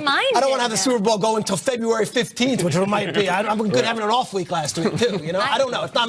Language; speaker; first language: English; native; English